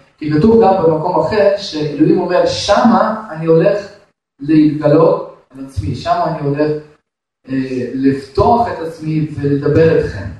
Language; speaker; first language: Hebrew; non-native, fluent; Russian